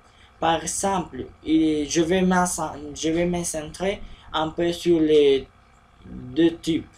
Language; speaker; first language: French; non-native, learner; Spanish